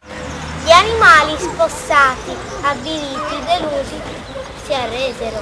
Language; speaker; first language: Italian; native; Italian